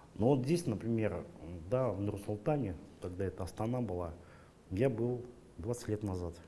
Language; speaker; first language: Russian; native; Russian